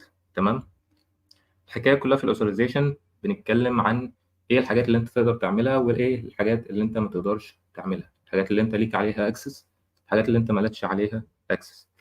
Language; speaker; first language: Arabic; native; Arabic